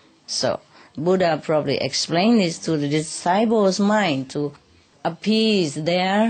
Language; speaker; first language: English; non-native, fluent; Vietnamese